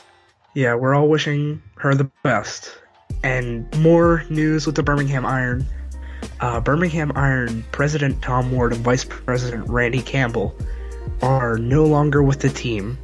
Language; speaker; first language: English; native; English